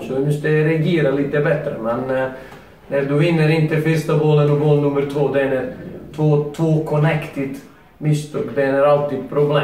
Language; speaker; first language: Swedish; non-native, learner; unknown